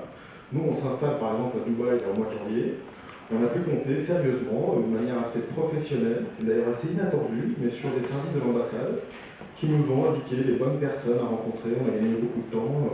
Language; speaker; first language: French; native; French